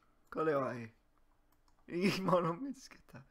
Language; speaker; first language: Japanese; non-native, learner; English